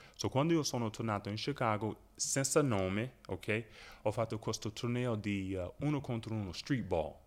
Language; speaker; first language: Italian; non-native, learner; English